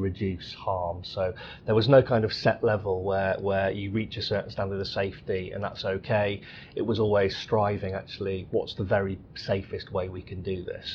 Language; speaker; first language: English; native; English